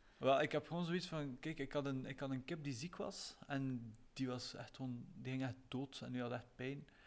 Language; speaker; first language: Dutch; native; Dutch